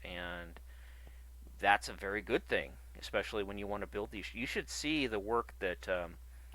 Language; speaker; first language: English; native; English